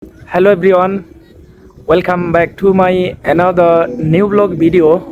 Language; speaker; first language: English; non-native, learner; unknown